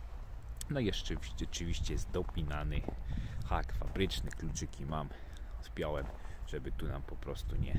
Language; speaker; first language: Polish; native; Polish